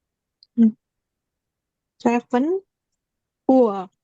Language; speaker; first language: German; non-native, learner; Indonesian